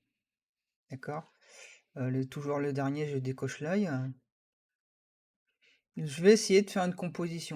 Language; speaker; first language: French; native; French